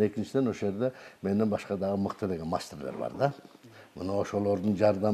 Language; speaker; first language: Kyrgyz; native; Kyrgyz